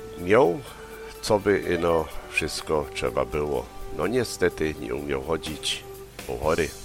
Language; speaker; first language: Polish; native; Polish